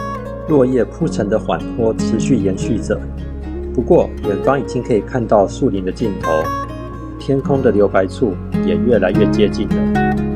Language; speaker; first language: Chinese; native; Chinese